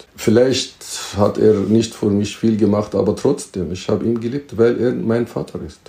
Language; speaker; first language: German; non-native, fluent; Arabic